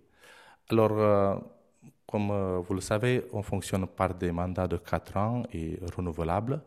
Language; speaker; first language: French; non-native, fluent; Romanian